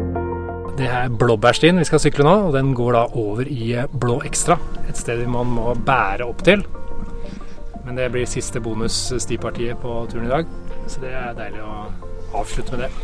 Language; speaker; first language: Norwegian; native; Norwegian